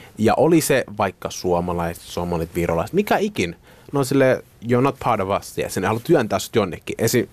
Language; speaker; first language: Finnish; early bilingual, other home language; Somali